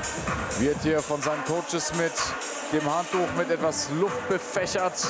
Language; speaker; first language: German; native; German